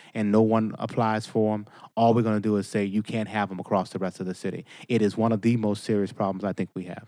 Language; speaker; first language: English; native; English